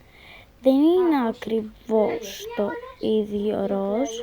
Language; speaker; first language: Greek; native; Greek